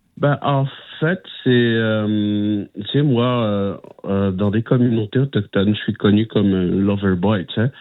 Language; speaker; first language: French; non-native, local second language; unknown